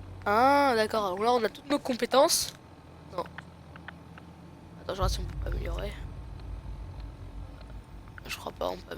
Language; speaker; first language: French; native; French